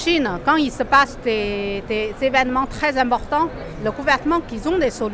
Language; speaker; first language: French; non-native, fluent; Chinese